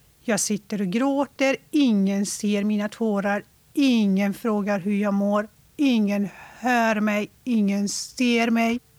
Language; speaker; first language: Swedish; non-native, fluent; Persian